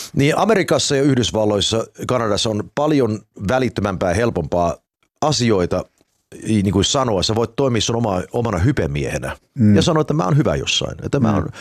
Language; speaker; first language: Finnish; non-native, fluent; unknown